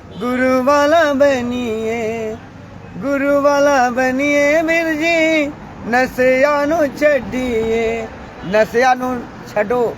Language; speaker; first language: Punjabi; non-native, learner; Nepali